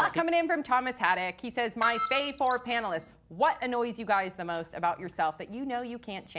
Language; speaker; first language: English; native; English